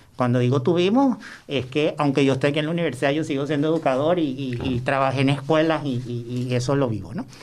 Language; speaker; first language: Spanish; native; Spanish